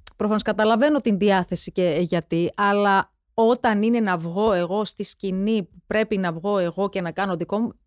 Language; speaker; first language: Greek; non-native, fluent; Georgian